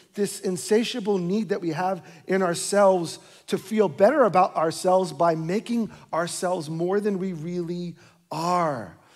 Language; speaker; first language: English; native; English